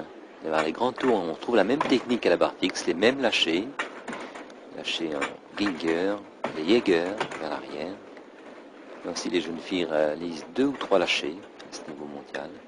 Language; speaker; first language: French; native; French